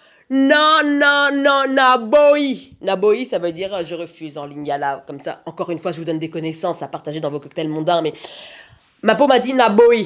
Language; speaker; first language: French; native; French